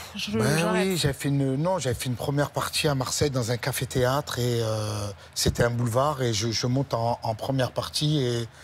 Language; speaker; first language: French; native; French